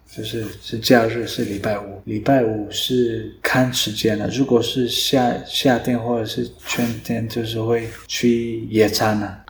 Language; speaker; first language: Chinese; non-native, learner; Kurdish